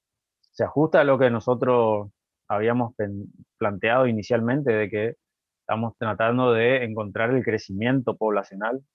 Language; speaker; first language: Spanish; native; Spanish